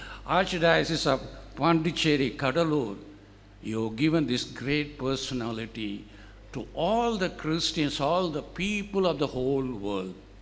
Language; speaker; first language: English; non-native, local second language; Tamil